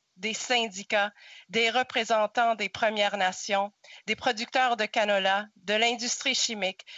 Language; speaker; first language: French; non-native, local second language; English